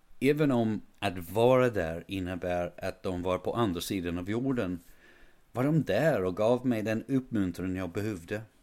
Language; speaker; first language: Swedish; non-native, fluent; English